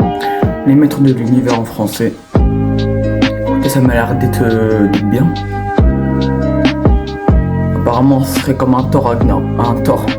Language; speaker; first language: French; native; French